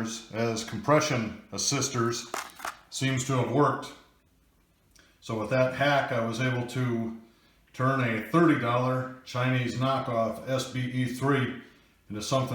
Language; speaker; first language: English; native; English